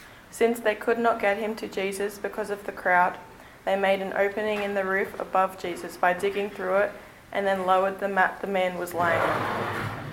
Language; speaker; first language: English; native; English